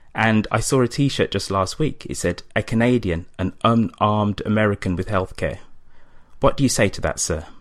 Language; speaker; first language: English; native; English